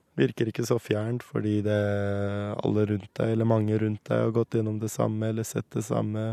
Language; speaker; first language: Norwegian; early bilingual, other home language; Kurdish